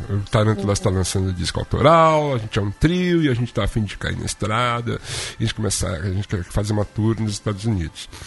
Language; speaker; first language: Portuguese; native; Portuguese